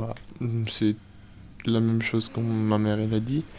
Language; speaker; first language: French; non-native, learner; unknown